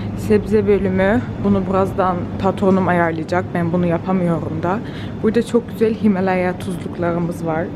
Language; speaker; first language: Turkish; early bilingual, heritage; Turkish